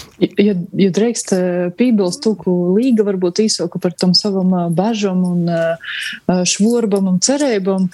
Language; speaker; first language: Latvian; native; Latvian